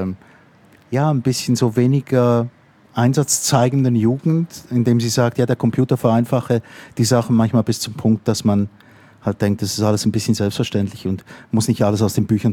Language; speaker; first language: German; native; German